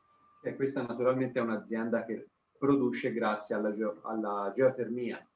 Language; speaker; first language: Italian; native; Italian